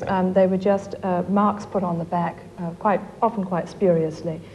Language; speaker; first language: English; native; English